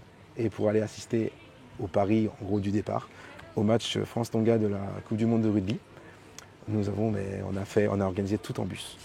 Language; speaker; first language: French; native; French